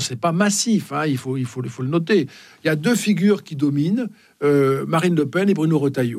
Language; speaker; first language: French; native; French